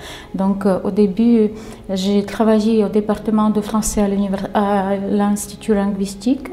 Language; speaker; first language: French; non-native, fluent; Ukrainian